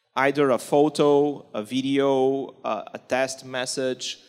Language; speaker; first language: English; non-native, fluent; Portuguese